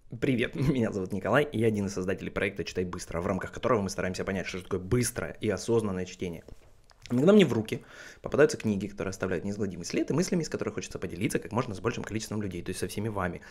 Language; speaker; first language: Russian; native; Russian